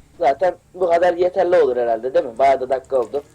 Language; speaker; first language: Turkish; native; Turkish